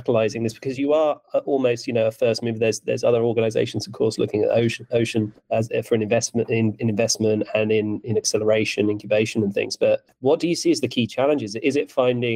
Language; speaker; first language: English; native; English